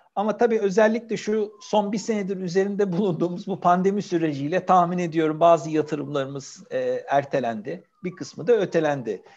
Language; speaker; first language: Turkish; native; Turkish